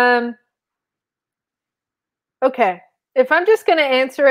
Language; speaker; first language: English; non-native, fluent; Spanish